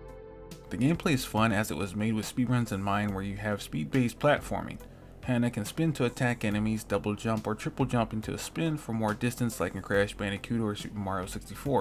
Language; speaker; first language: English; native; English